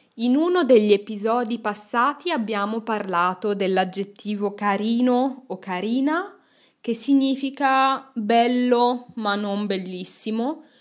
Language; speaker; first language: Italian; native; Italian